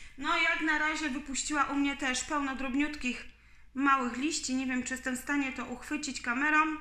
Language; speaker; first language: Polish; native; Polish